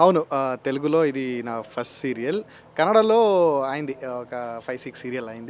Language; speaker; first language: Telugu; non-native, learner; Kannada